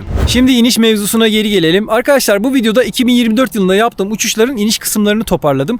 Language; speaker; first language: Turkish; native; Turkish